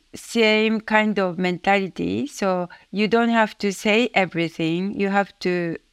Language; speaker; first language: English; non-native, fluent; Japanese